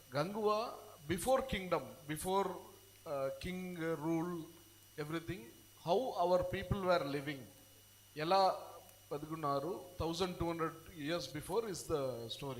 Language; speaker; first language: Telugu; non-native, fluent; Tamil